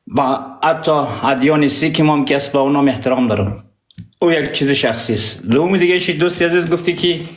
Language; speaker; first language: Persian; non-native, local second language; Pashto